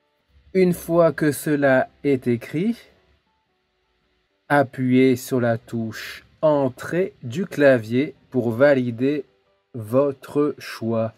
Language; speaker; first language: French; native; French